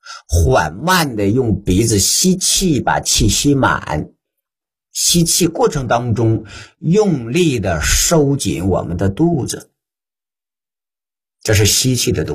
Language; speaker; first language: Chinese; native; Chinese